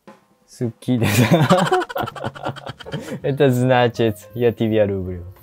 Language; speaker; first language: Russian; non-native, learner; Japanese